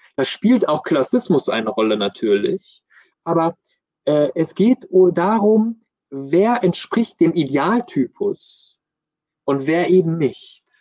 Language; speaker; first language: German; early bilingual, other home language; Persian